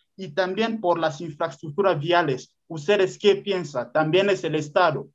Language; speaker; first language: Spanish; non-native, fluent; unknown